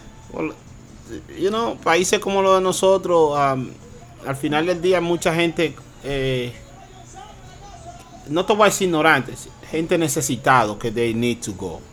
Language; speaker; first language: Spanish; native; Spanish